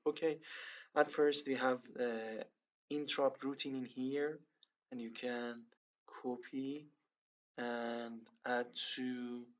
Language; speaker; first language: English; non-native, learner; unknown